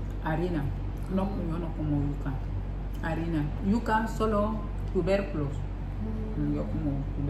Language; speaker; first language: Spanish; non-native, learner; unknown